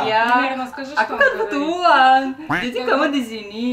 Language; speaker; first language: Indonesian; non-native, fluent; Russian